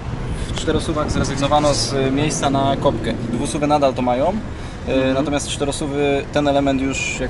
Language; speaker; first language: Polish; native; Polish